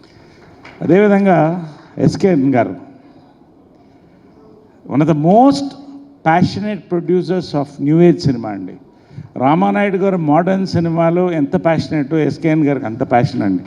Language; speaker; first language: Telugu; native; Telugu